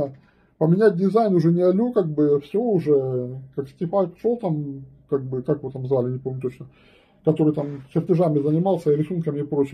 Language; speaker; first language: Russian; native; Russian